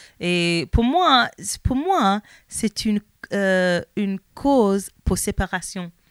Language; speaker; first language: French; non-native, learner; English